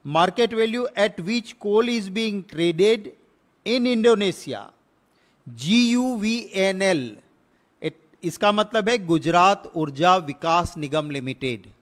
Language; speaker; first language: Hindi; non-native, local second language; Gujarati